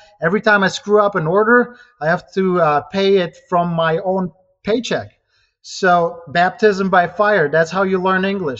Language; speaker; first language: English; non-native, fluent; Ukrainian